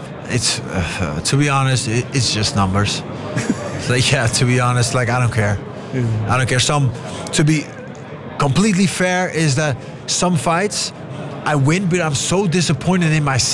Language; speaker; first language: English; non-native, fluent; Dutch